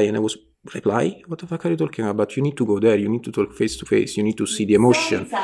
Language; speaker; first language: English; non-native, fluent; Italian